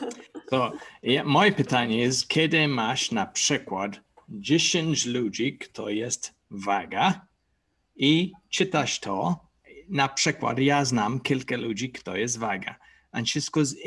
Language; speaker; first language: Polish; non-native, learner; English